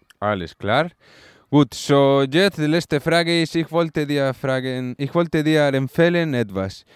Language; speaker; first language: German; non-native, learner; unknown